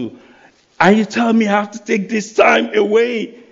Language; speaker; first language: English; non-native, local second language; Yoruba